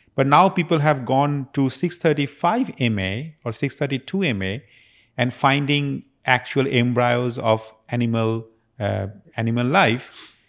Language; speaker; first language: English; non-native, local second language; Bangla